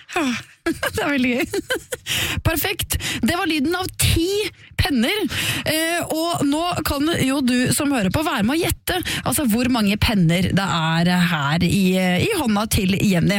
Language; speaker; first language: Norwegian; native; Norwegian